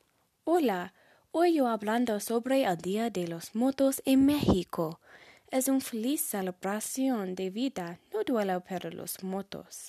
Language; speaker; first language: Spanish; non-native, learner; English